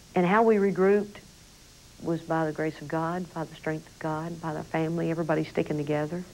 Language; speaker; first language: English; native; English